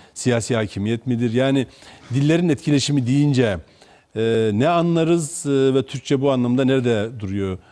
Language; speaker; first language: Turkish; native; Turkish